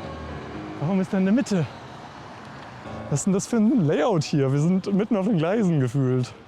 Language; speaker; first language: German; native; German